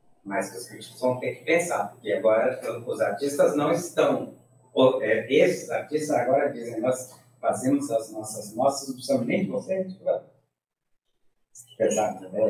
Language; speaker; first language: Portuguese; native; Portuguese